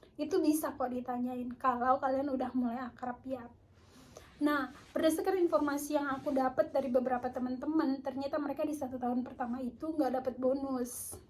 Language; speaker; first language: Indonesian; native; Indonesian